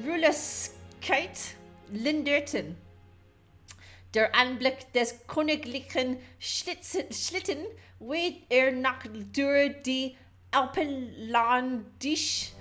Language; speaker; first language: German; non-native, learner; English